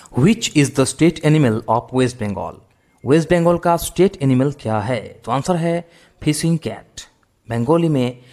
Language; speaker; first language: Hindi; non-native, local second language; Bangla